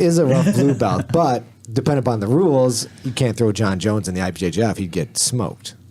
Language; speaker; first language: English; native; English